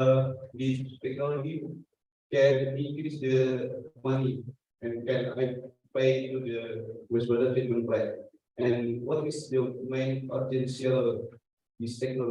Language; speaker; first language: English; non-native, learner; Indonesian